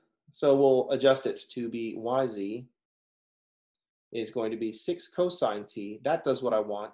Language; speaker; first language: English; native; English